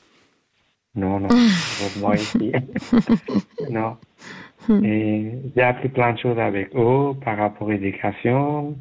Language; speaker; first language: French; non-native, learner; Persian